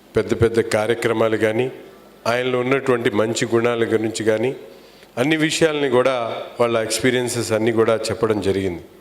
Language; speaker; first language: Telugu; non-native, local second language; Urdu